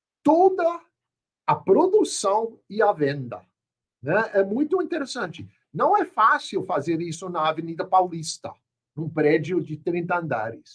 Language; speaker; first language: Portuguese; non-native, fluent; English